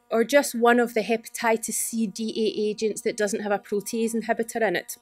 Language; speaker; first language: English; native; English